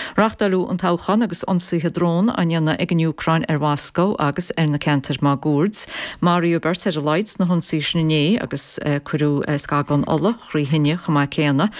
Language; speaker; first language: Irish; native; Irish